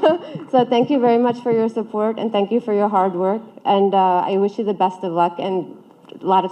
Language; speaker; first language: Telugu; early bilingual, heritage; Telugu